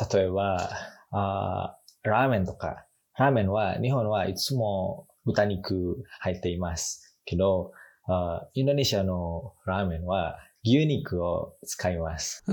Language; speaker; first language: Japanese; non-native, learner; Indonesian